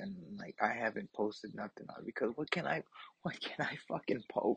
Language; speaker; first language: English; native; English